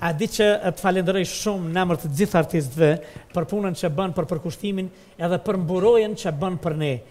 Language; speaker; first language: Albanian; native; Albanian